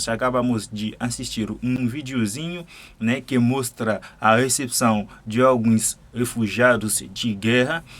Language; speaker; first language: Portuguese; non-native, fluent; Haitian Creole